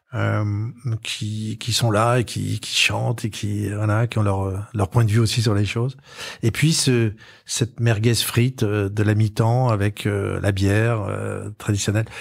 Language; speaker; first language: French; native; French